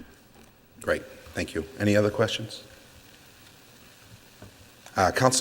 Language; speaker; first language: English; native; English